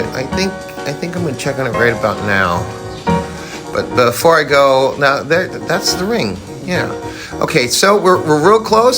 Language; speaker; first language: English; native; English